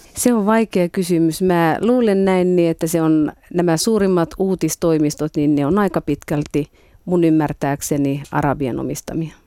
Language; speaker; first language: Finnish; native; Finnish